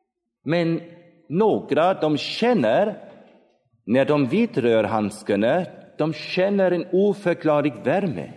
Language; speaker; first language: Swedish; non-native, fluent; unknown